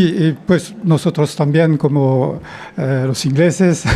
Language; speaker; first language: Spanish; non-native, fluent; French